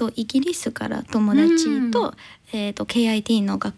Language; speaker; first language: Japanese; non-native, learner; English